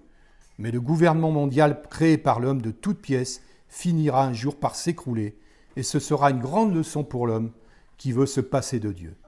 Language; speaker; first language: French; native; French